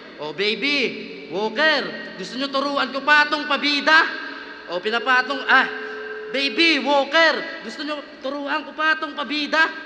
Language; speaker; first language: Filipino; non-native, local second language; Waray